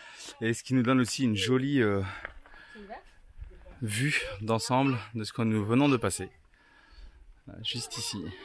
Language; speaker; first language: French; native; French